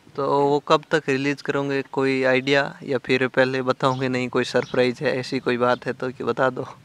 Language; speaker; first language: Hindi; native; Hindi